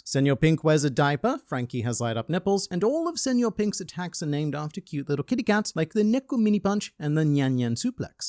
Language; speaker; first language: English; native; English